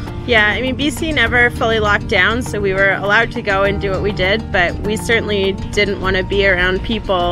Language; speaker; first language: English; native; English